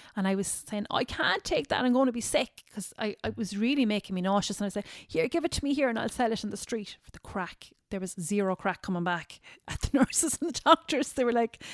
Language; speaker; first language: English; native; English